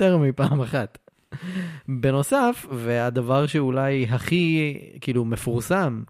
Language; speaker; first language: Hebrew; native; Hebrew